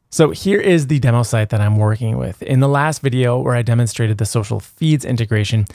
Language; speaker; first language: English; native; English